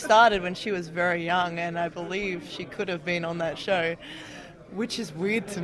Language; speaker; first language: English; native; English